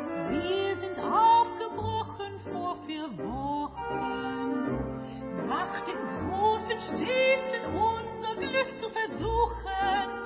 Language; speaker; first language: German; non-native, fluent; Norwegian